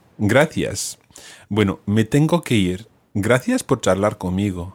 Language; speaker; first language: Spanish; non-native, fluent; English